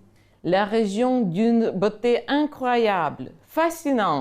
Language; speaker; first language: French; non-native, fluent; Ukrainian